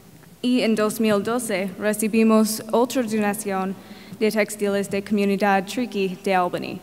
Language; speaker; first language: Spanish; non-native, fluent; English